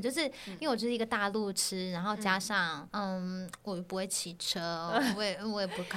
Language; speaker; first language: Chinese; native; Chinese